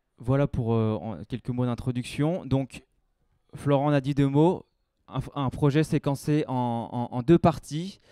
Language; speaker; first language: French; native; French